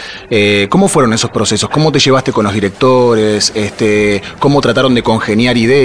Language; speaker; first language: Spanish; native; Spanish